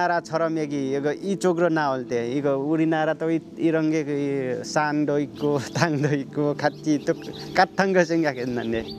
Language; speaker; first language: Korean; non-native, learner; Nepali